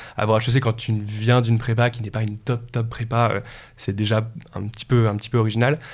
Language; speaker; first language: French; native; French